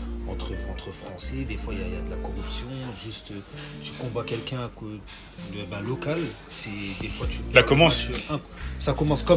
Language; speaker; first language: French; native; French